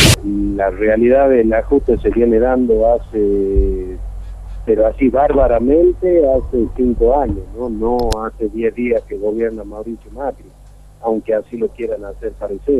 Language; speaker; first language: Spanish; native; Spanish